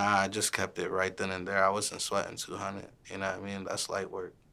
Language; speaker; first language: English; early bilingual, other home language; Haitian Creole